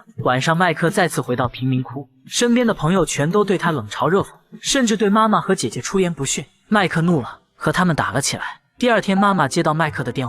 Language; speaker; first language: Chinese; native; Chinese